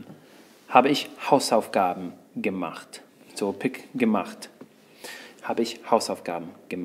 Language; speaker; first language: German; non-native, fluent; English